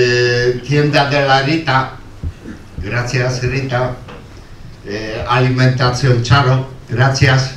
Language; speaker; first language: Spanish; non-native, learner; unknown